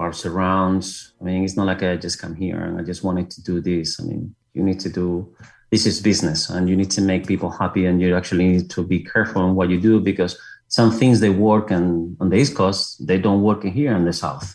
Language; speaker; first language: English; non-native, fluent; Spanish